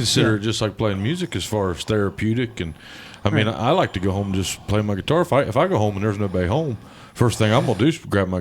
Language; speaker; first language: English; native; English